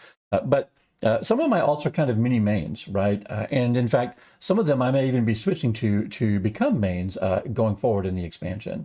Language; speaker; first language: English; native; English